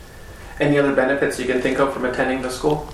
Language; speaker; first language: English; native; English